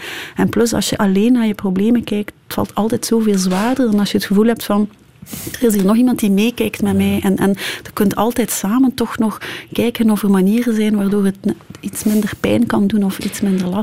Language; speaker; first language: Dutch; native; Dutch